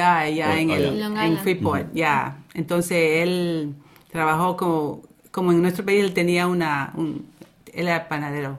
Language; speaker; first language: Spanish; early bilingual, other home language; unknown